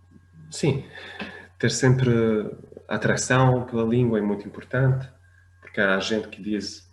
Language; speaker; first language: Portuguese; non-native, fluent; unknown